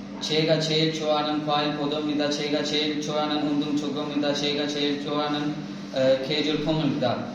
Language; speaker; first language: Korean; non-native, learner; Urdu